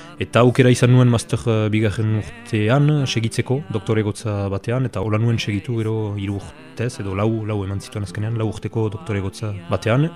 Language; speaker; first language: Basque; native; Basque